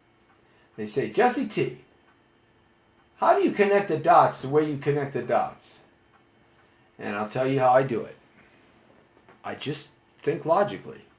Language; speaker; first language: English; native; English